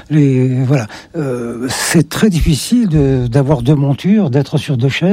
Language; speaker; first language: French; non-native, local second language; Arabic